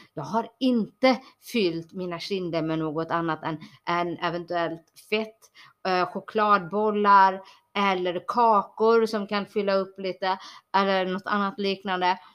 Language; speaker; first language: Swedish; early bilingual, other home language; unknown